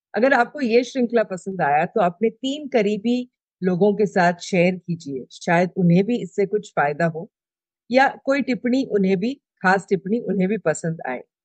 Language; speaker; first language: Hindi; non-native, local second language; Telugu